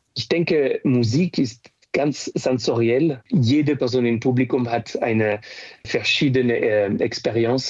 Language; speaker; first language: German; non-native, fluent; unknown